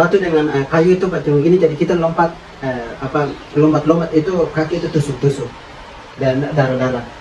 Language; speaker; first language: Indonesian; non-native, local second language; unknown